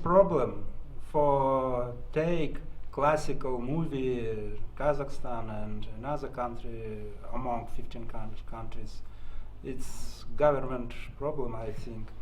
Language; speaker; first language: English; non-native, learner; Russian